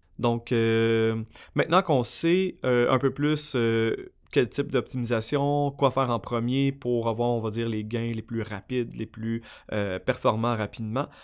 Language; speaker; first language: French; native; French